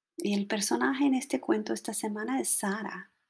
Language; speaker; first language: Spanish; non-native, fluent; English